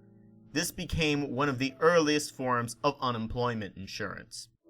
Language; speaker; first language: English; native; English